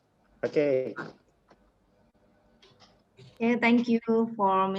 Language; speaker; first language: English; non-native, fluent; Indonesian